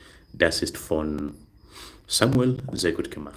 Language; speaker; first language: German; non-native, learner; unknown